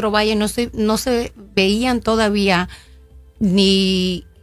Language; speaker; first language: Spanish; early bilingual, heritage; Spanish